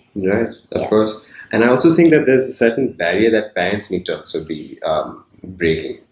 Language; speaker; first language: English; non-native, local second language; Urdu